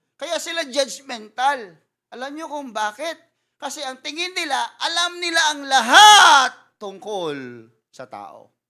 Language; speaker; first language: Filipino; non-native, local second language; Cebuano